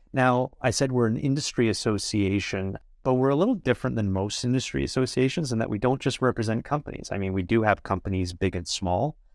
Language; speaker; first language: English; native; English